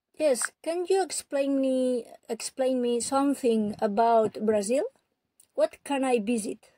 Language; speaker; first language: English; non-native, learner; Catalan